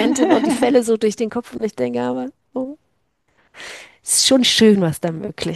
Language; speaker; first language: German; native; German